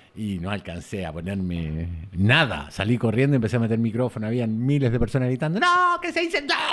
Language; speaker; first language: Spanish; native; Spanish